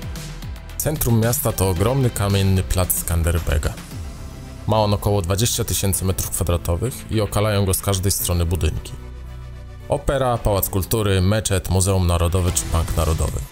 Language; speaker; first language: Polish; native; Polish